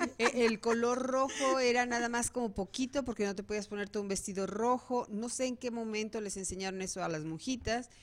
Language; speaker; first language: Spanish; native; Spanish